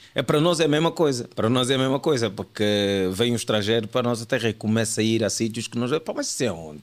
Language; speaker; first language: Portuguese; native; Portuguese